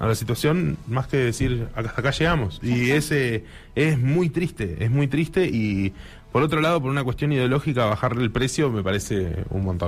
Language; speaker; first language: Spanish; native; Spanish